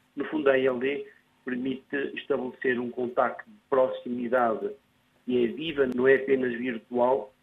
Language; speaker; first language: Portuguese; early bilingual, other home language; French